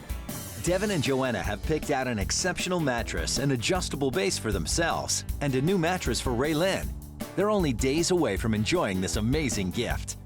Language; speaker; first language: English; native; English